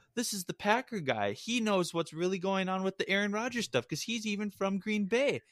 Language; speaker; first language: English; native; English